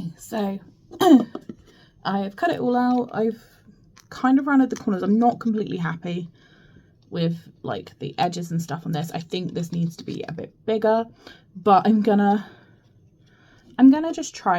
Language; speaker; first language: English; native; English